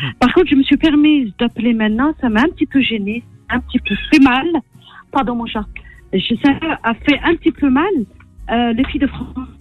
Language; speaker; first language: French; non-native, local second language; Arabic